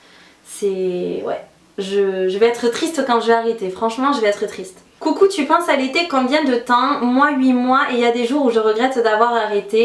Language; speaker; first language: French; native; French